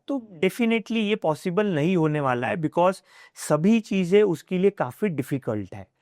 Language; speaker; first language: Hindi; non-native, local second language; Marathi